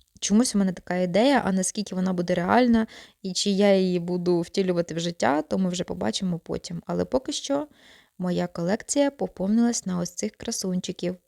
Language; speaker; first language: Ukrainian; non-native, local second language; Russian